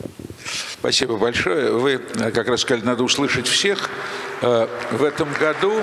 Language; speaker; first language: Russian; native; Russian